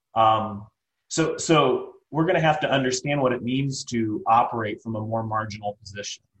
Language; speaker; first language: English; native; English